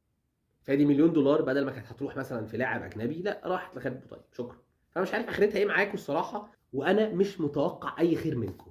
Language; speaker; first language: Arabic; native; Arabic